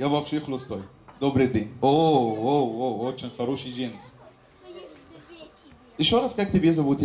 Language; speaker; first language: Russian; non-native, learner; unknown